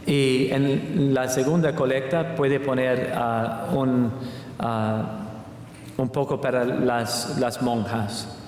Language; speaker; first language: Spanish; non-native, learner; English